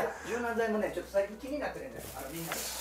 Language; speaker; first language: Japanese; native; Japanese